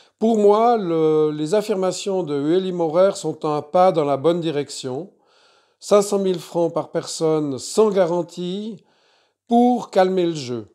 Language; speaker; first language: French; native; French